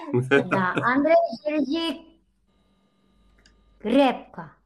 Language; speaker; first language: Russian; non-native, learner; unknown